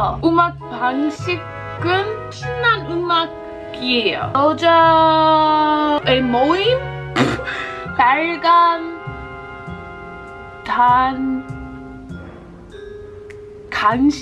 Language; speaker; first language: Korean; non-native, learner; English